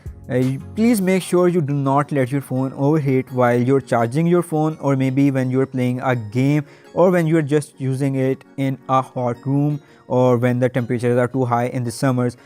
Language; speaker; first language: English; non-native, local second language; Urdu